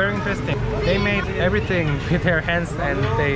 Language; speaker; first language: English; non-native, fluent; Korean